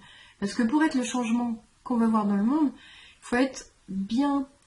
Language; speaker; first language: French; native; French